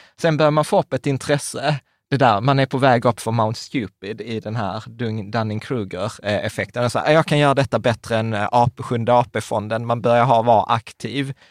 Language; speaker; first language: Swedish; early bilingual, other home language; Czech